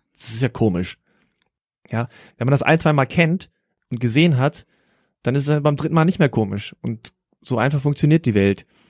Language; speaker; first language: German; early bilingual, other home language; Korean